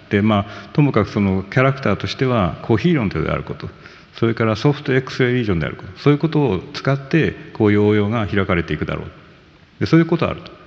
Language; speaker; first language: Japanese; native; Japanese